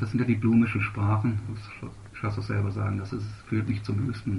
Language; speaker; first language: German; native; German